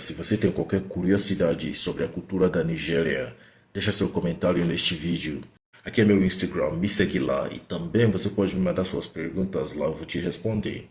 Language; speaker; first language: Portuguese; non-native, fluent; Igbo